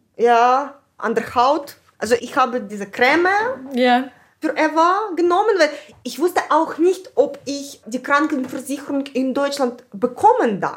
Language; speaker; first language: German; non-native, fluent; Ukrainian